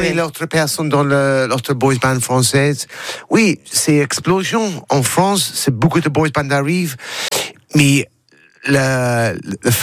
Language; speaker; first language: French; non-native, learner; English